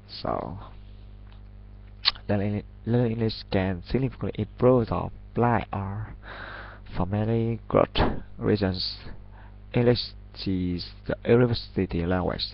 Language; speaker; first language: English; non-native, learner; Vietnamese